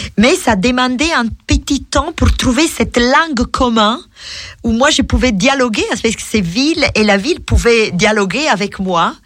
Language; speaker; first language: French; non-native, fluent; Italian